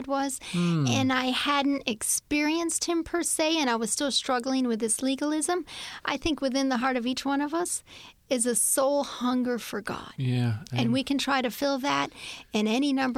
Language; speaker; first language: English; native; English